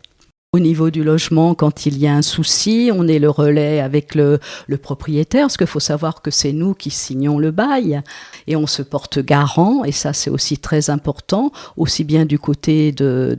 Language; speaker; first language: French; native; French